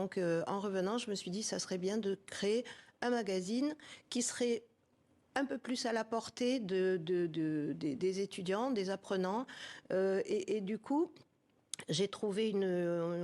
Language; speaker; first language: French; native; French